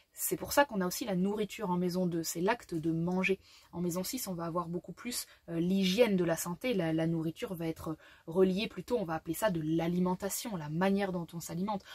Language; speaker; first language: French; native; French